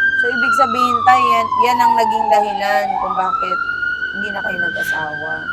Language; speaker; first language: Filipino; native; Filipino